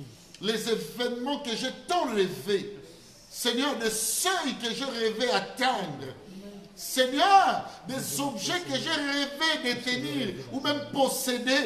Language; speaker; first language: French; non-native, local second language; Lingala